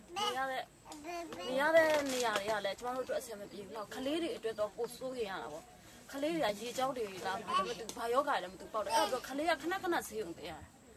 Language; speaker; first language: Burmese; native; Burmese